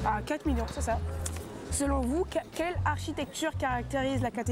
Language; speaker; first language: French; native; French